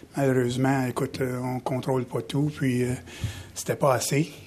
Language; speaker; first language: French; native; French